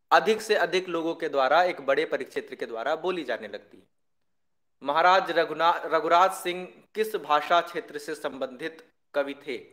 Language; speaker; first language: Hindi; native; Hindi